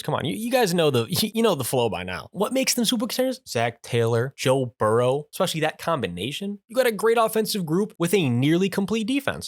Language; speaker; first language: English; native; English